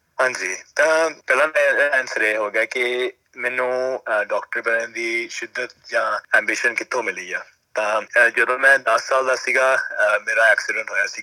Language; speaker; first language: Punjabi; early bilingual, heritage; Punjabi